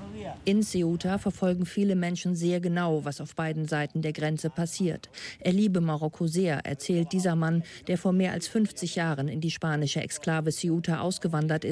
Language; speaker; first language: German; native; German